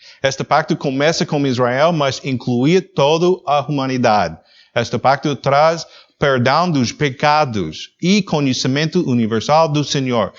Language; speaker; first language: Portuguese; non-native, learner; English